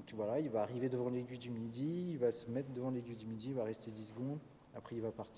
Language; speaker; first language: French; native; French